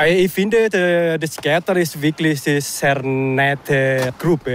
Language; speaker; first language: German; non-native, learner; Indonesian